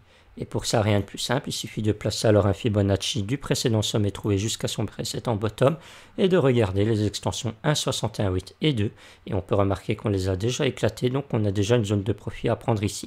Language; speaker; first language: French; native; French